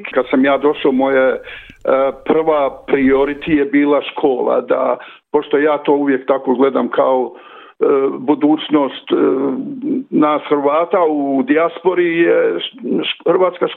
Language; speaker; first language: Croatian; early bilingual, other home language; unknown